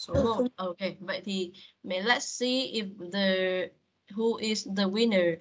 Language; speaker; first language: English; non-native, fluent; Vietnamese